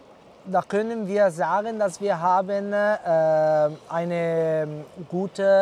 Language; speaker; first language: German; non-native, learner; Italian